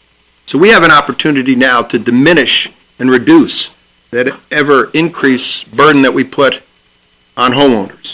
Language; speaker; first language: English; native; English